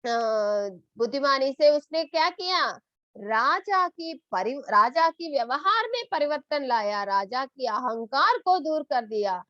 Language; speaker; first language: Hindi; non-native, local second language; Telugu